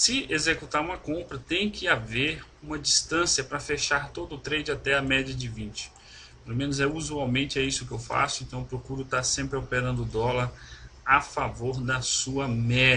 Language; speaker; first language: Portuguese; native; Portuguese